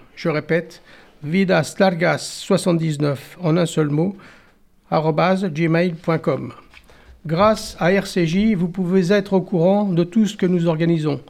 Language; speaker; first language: French; native; French